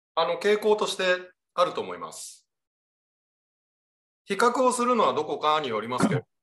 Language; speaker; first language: Japanese; native; Japanese